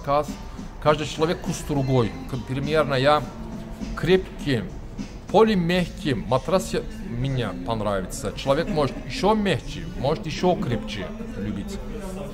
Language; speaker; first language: Russian; non-native, learner; Turkish